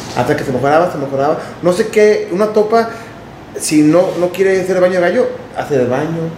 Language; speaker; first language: Spanish; early bilingual, heritage; Spanish